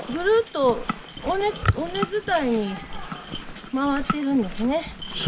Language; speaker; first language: Japanese; native; Japanese